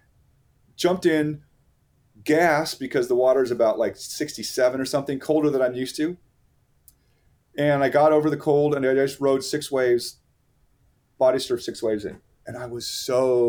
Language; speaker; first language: English; native; English